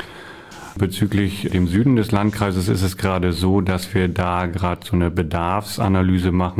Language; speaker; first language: German; native; German